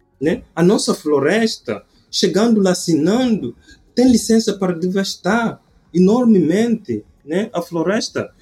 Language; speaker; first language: Portuguese; non-native, local second language; Upper Guinea Crioulo